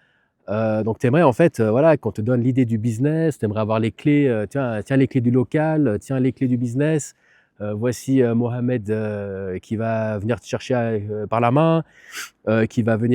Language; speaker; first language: French; native; French